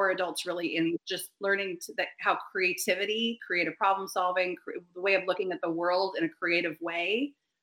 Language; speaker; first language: English; native; English